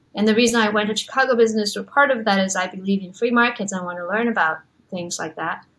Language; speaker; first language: English; non-native, fluent; Chinese